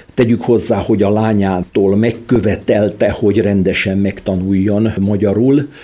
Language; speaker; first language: Hungarian; native; Hungarian